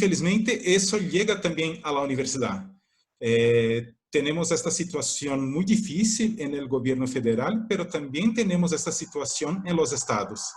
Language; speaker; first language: Spanish; non-native, fluent; Portuguese